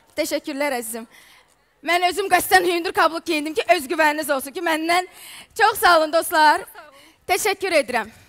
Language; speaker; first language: Azerbaijani; non-native, fluent; Ukrainian